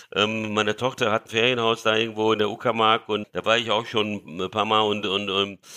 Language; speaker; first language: German; early bilingual, other home language; Hungarian